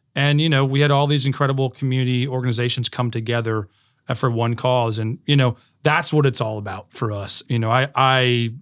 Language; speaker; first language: English; native; English